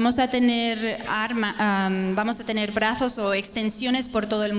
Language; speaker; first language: Spanish; native; Spanish